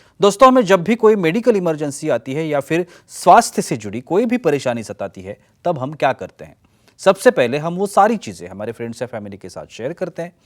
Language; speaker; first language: Hindi; non-native, local second language; Marathi